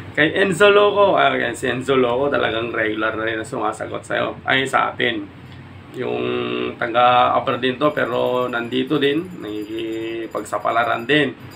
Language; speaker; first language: Filipino; non-native, local second language; Iloko